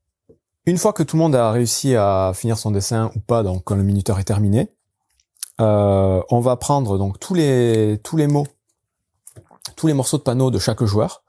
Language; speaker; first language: French; native; French